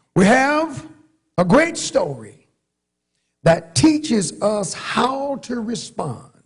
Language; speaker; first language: English; native; English